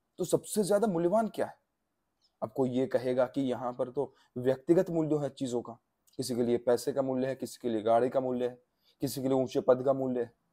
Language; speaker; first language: Hindi; non-native, local second language; Gujarati